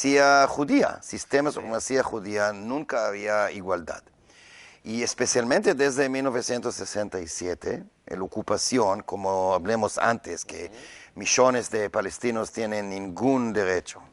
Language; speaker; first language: Spanish; non-native, learner; Hebrew